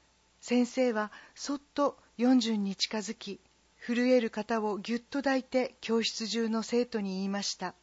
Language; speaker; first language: Japanese; non-native, fluent; Korean